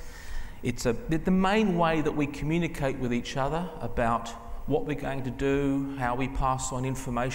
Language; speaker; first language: English; native; English